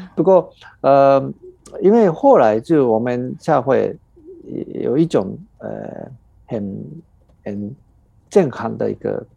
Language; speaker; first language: Chinese; non-native, fluent; Japanese